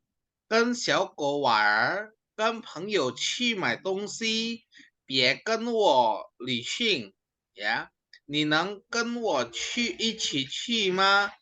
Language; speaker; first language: Chinese; non-native, fluent; Indonesian